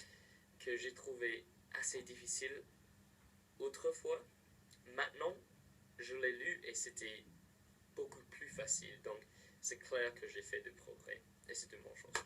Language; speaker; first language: French; non-native, fluent; English